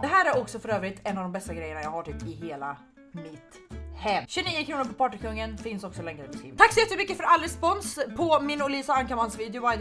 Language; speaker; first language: Swedish; native; Swedish